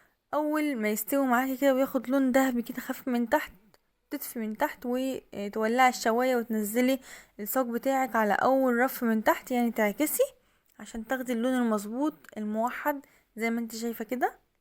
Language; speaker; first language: Arabic; native; Arabic